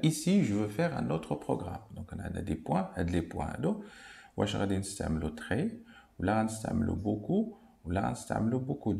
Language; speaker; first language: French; non-native, local second language; Arabic